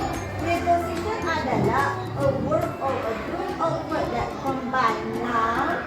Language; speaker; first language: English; non-native, learner; Indonesian